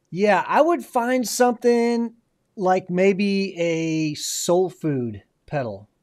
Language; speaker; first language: English; native; English